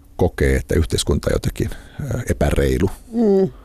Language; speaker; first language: Finnish; native; Finnish